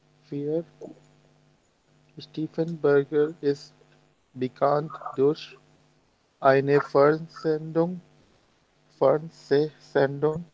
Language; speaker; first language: German; non-native, learner; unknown